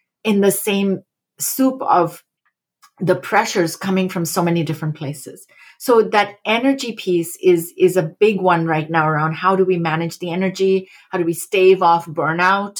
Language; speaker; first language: English; non-native, local second language; Hindi